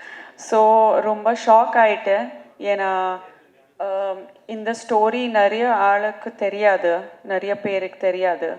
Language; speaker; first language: Tamil; non-native, learner; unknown